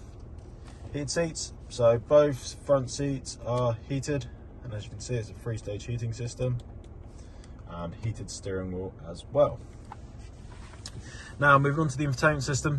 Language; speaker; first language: English; native; English